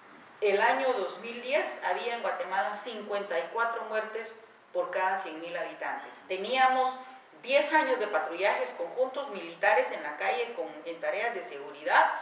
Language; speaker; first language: Spanish; native; Spanish